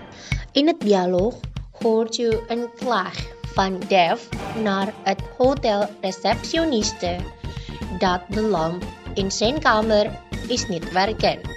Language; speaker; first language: Dutch; non-native, learner; Indonesian